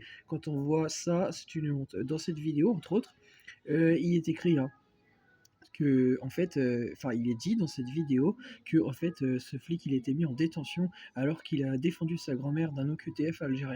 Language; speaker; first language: French; native; French